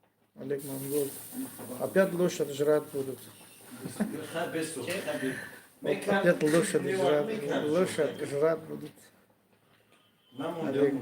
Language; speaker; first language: Russian; non-native, learner; Tajik